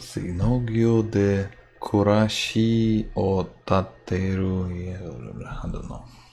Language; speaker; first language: Japanese; non-native, learner; English